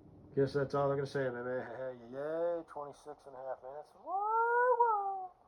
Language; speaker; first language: English; native; English